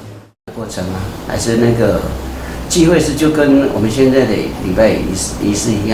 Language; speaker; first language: Chinese; non-native, local second language; Amis